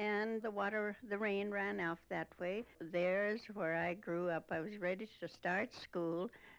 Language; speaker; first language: English; non-native, fluent; Russian